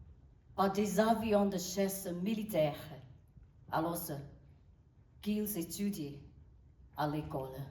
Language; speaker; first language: French; non-native, learner; Burmese